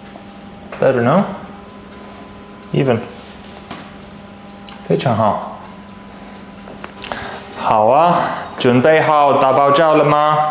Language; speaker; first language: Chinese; non-native, learner; English